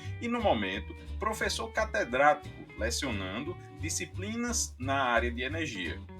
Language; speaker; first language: Portuguese; native; Portuguese